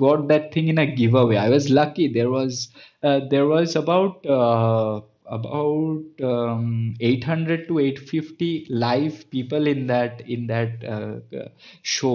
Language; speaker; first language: English; non-native, local second language; Bangla